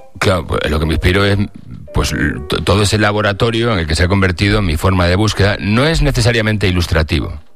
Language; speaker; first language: Spanish; native; Spanish